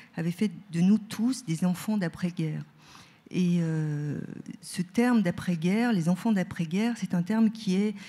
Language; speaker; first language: French; native; French